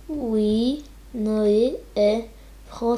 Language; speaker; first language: French; non-native, learner; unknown